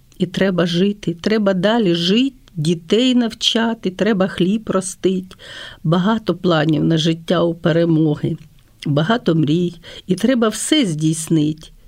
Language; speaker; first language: Ukrainian; non-native, local second language; Russian